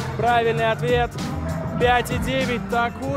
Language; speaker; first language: Russian; native; Russian